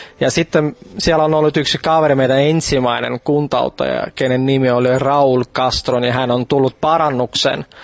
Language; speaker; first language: Finnish; non-native, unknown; Russian